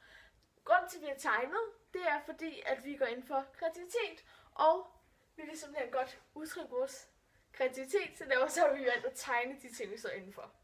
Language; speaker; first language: Danish; native; Danish